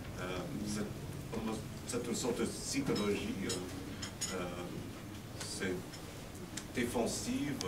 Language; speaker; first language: French; non-native, fluent; English